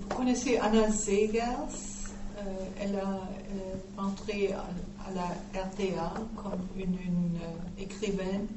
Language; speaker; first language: French; non-native, fluent; German